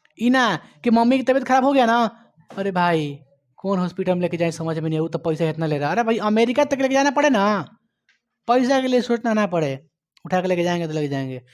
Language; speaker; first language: Hindi; native; Hindi